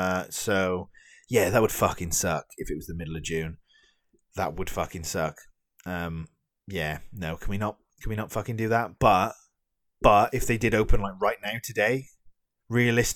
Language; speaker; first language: English; native; English